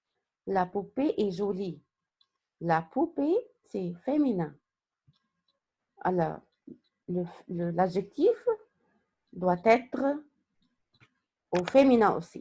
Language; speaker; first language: French; non-native, fluent; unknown